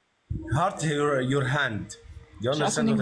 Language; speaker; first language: English; non-native, learner; Arabic